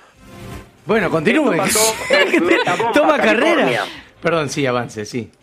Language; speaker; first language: Spanish; native; Spanish